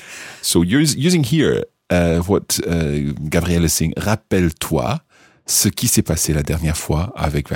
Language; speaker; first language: French; non-native, fluent; English